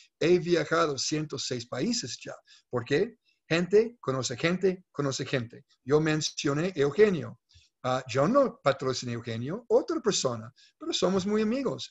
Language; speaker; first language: Spanish; non-native, fluent; English